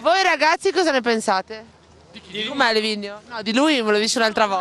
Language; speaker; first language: Italian; native; Italian